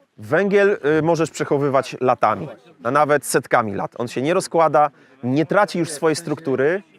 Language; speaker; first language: Polish; native; Polish